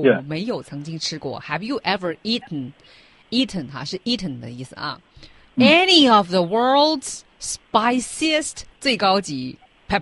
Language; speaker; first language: Chinese; native; Chinese